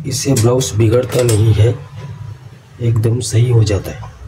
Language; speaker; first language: Hindi; non-native, local second language; Kannada